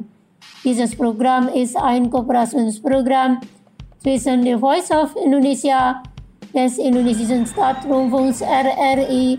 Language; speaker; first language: German; non-native, fluent; Indonesian